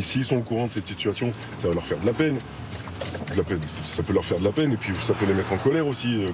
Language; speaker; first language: French; native; French